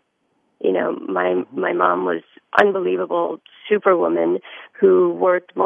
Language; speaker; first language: English; early bilingual, other home language; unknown